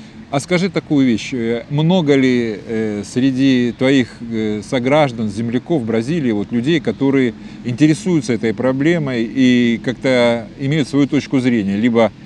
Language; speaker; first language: Russian; native; Russian